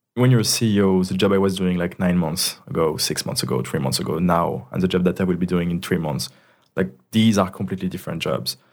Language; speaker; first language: English; non-native, fluent; French